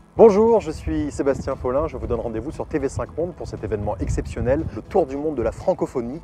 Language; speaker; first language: French; native; French